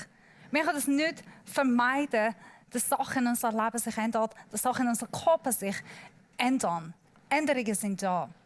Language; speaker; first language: German; non-native, learner; Persian